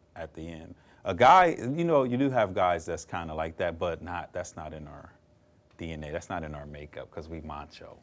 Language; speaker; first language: English; native; English